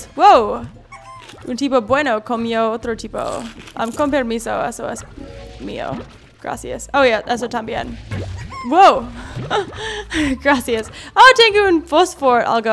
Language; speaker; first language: Spanish; non-native, learner; English